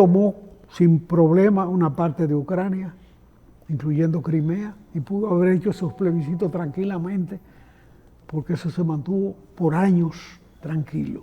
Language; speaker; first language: Spanish; native; Spanish